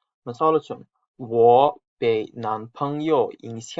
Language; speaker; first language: Chinese; non-native, fluent; Uzbek